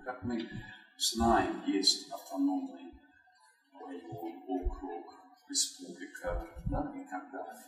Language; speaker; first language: Russian; non-native, fluent; English